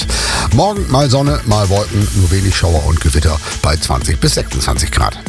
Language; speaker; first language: German; native; German